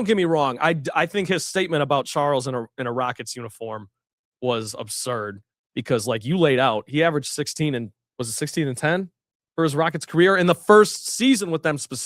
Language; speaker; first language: English; native; English